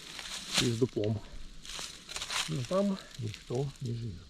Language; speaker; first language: Russian; native; Russian